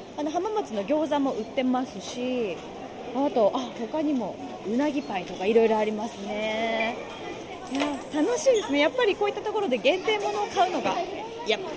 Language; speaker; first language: Japanese; native; Japanese